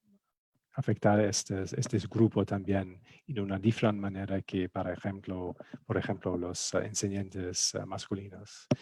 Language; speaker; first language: Spanish; non-native, fluent; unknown